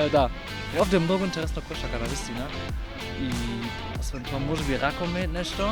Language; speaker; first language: Macedonian; non-native, learner; German